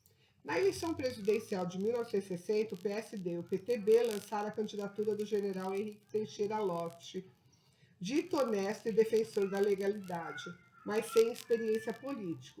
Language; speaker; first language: Portuguese; native; Portuguese